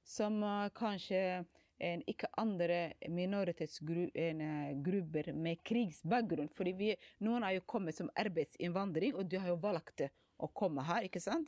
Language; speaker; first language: Norwegian; non-native, fluent; Somali